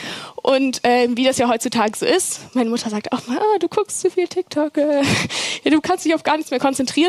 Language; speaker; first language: German; native; German